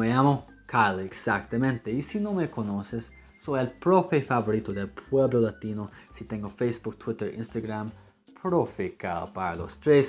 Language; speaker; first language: Spanish; non-native, fluent; English